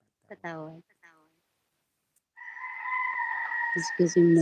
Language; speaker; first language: English; non-native, local second language; Filipino